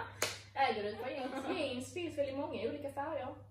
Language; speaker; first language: Swedish; native; Swedish